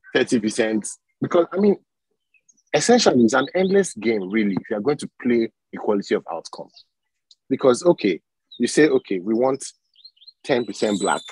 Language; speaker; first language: English; non-native, local second language; Yoruba